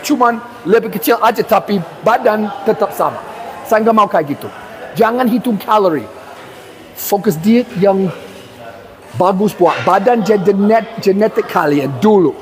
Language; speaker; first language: Indonesian; non-native, learner; English